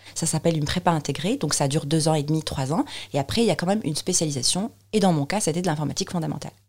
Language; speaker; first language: French; non-native, local second language; Arabic